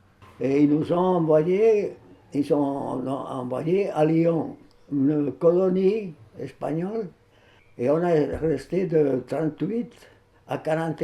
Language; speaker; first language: French; non-native, fluent; Spanish